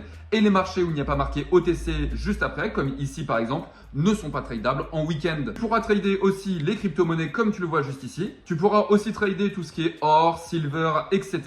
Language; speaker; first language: French; native; French